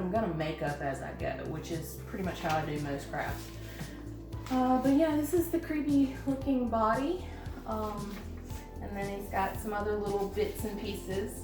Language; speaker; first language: English; native; English